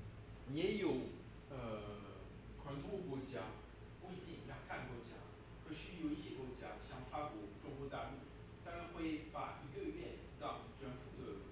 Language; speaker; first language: Chinese; non-native, learner; French